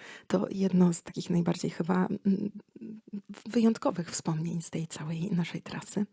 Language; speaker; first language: Polish; native; Polish